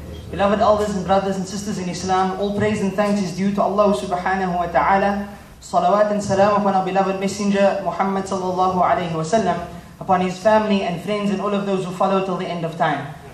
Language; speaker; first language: English; native; English